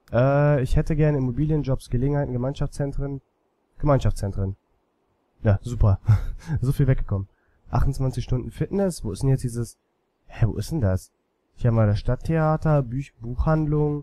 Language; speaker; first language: German; native; German